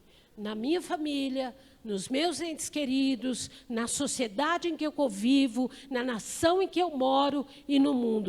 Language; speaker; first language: Portuguese; native; Portuguese